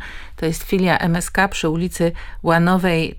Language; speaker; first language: Polish; native; Polish